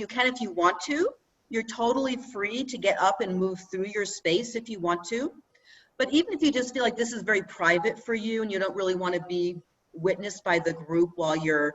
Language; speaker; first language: English; native; English